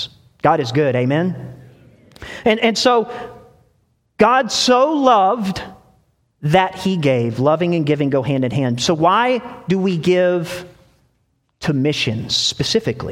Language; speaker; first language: English; native; English